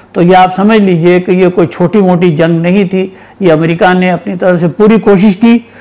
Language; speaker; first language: Urdu; native; Urdu